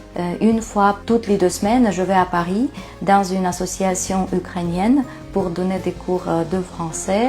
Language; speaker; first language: French; non-native, fluent; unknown